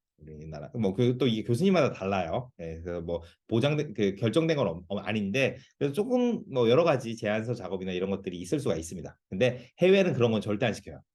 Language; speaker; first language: Korean; native; Korean